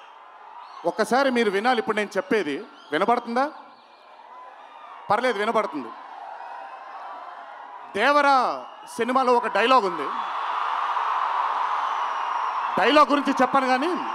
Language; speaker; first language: Telugu; native; Telugu